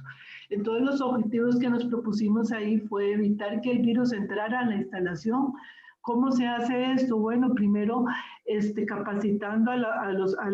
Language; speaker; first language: Spanish; native; Spanish